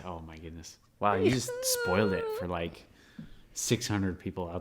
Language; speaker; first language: English; native; English